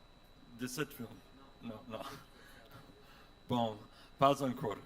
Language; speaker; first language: French; non-native, learner; English